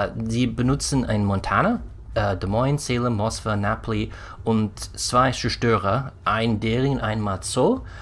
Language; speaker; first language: German; non-native, learner; English